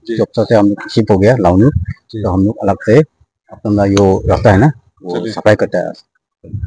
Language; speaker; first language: Hindi; non-native, local second language; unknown